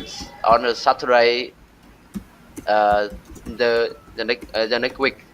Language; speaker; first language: English; non-native, learner; Vietnamese